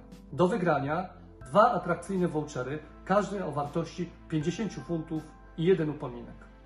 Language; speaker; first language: Polish; native; Polish